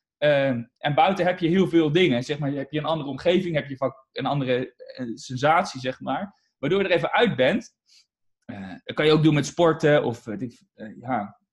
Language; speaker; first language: Dutch; native; Dutch